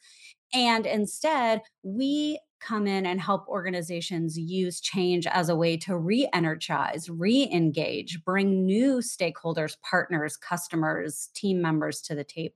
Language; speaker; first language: English; native; English